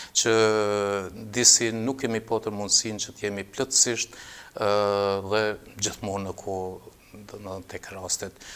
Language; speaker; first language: Albanian; native; Albanian